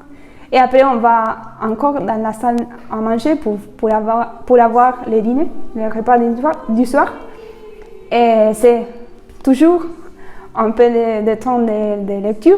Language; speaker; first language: French; non-native, fluent; Spanish